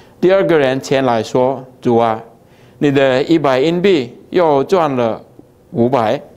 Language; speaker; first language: Chinese; early bilingual, heritage; Chinese